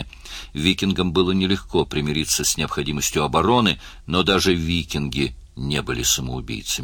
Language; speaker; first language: Russian; native; Russian